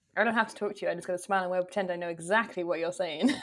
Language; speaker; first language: English; native; English